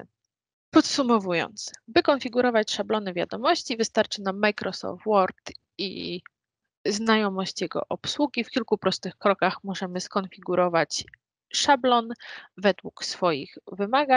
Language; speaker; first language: Polish; native; Polish